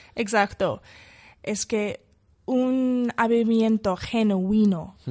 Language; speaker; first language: Spanish; non-native, fluent; English